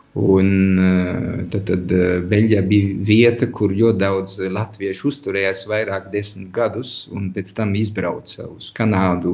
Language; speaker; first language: Latvian; early bilingual, heritage; Latvian